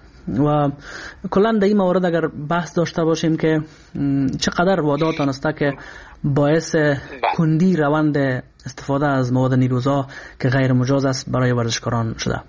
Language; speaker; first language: Persian; native; Persian